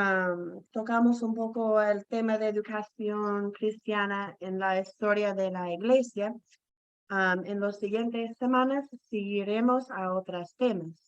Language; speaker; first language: Spanish; non-native, fluent; English